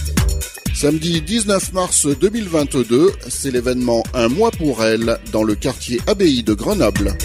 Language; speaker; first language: French; native; French